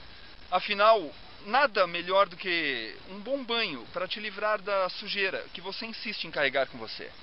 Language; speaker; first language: Portuguese; native; Portuguese